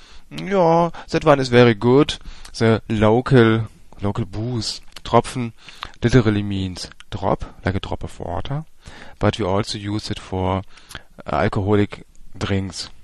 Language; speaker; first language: English; non-native, fluent; German